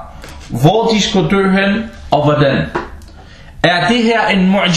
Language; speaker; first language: Danish; early bilingual, other home language; Arabic